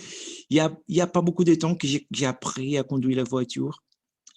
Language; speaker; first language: French; non-native, learner; Portuguese